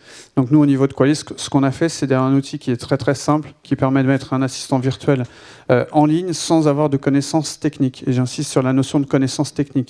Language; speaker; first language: French; native; French